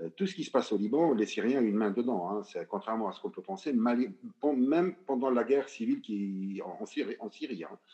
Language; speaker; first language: French; non-native, local second language; Arabic